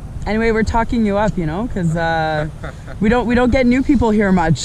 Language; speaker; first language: English; non-native, fluent; French